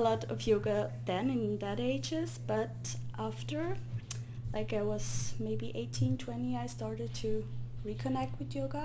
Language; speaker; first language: English; non-native, fluent; Swiss German